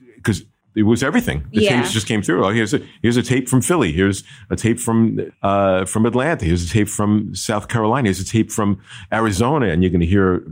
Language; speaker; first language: English; native; English